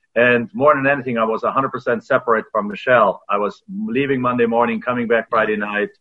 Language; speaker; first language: English; non-native, fluent; German